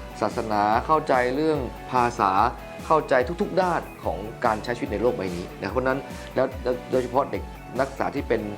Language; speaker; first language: Thai; native; Thai